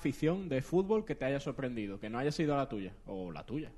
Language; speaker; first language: Spanish; native; Spanish